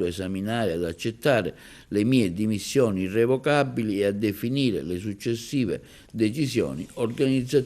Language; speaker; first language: Italian; native; Italian